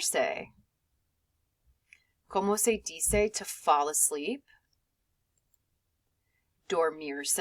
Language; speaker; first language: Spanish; non-native, fluent; English